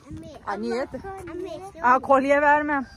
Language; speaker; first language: Turkish; non-native, fluent; Russian